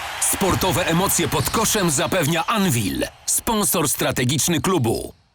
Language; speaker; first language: Polish; native; Polish